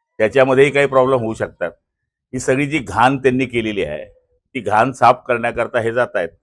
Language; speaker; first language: Marathi; native; Marathi